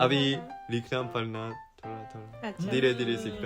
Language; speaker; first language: Hindi; non-native, learner; Japanese